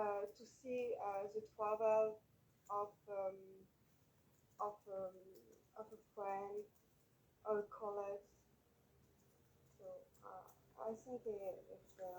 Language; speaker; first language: English; non-native, learner; French